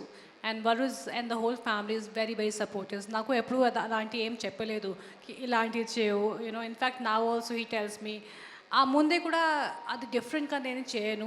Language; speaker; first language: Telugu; non-native, local second language; Hindi